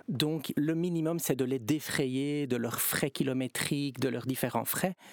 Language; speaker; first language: French; native; French